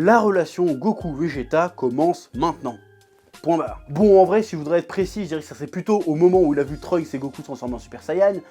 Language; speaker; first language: French; native; French